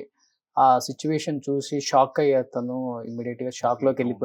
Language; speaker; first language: Telugu; native; Telugu